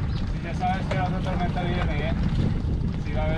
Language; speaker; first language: Spanish; native; Spanish